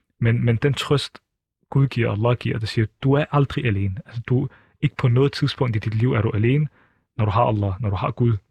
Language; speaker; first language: Danish; early bilingual, other home language; Arabic